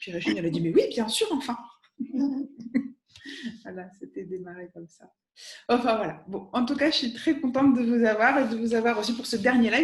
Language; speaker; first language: French; native; French